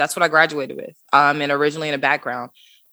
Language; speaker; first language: English; native; English